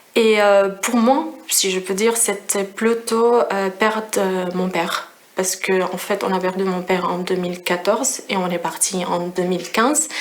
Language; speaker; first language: French; non-native, fluent; Arabic